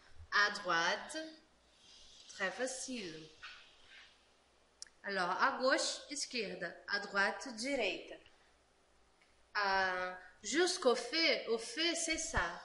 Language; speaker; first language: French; non-native, fluent; Portuguese